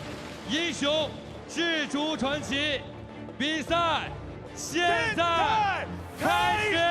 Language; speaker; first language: Chinese; native; Chinese